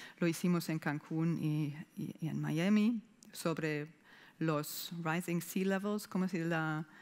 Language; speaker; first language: Spanish; non-native, fluent; German